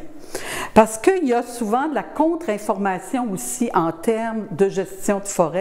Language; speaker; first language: French; native; French